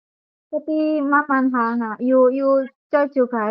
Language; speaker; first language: Cantonese; non-native, learner; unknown